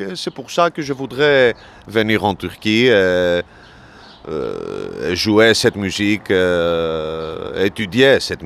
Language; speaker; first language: French; non-native, learner; Greek